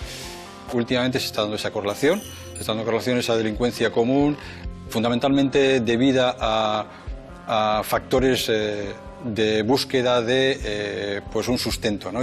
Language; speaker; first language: Spanish; native; Spanish